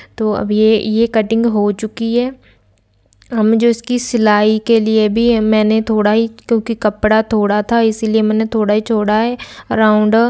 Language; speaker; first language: Hindi; non-native, local second language; Punjabi